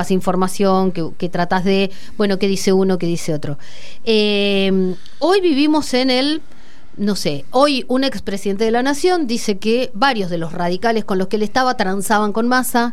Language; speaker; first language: Spanish; native; Spanish